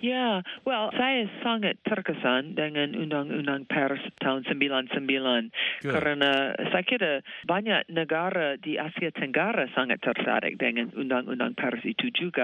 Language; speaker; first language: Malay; non-native, fluent; English